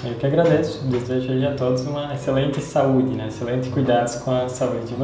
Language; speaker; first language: Portuguese; native; Portuguese